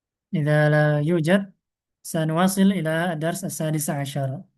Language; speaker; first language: Arabic; non-native, fluent; Indonesian